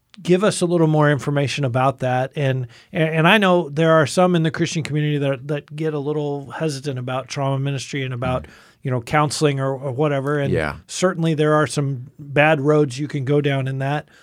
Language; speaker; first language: English; native; English